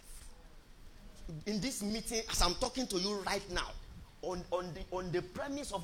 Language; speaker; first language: English; non-native, local second language; Yoruba